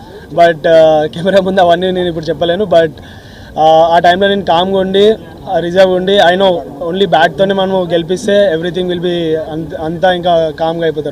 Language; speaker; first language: Telugu; native; Telugu